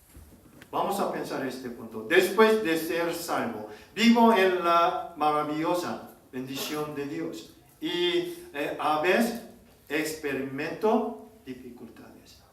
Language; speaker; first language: Spanish; non-native, learner; Korean